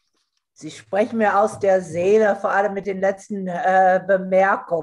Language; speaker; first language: German; non-native, fluent; English